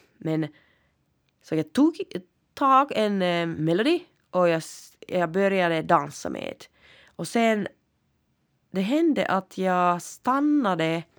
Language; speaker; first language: Swedish; non-native, local second language; Finnish